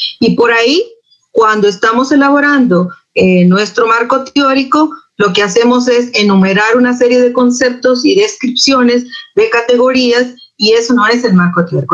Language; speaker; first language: Spanish; native; Spanish